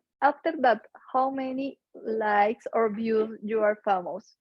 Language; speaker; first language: English; non-native, learner; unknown